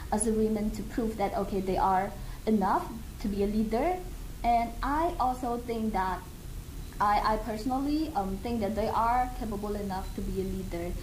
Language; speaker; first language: English; non-native, fluent; Khmer